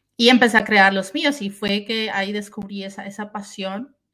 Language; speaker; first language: Spanish; native; Spanish